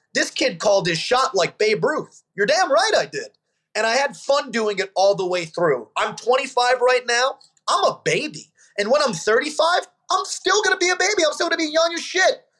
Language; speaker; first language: English; native; English